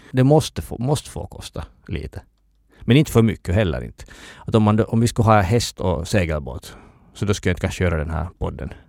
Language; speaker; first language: Swedish; native; Swedish